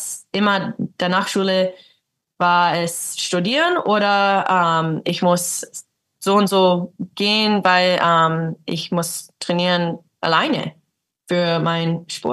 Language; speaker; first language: German; early bilingual, heritage; English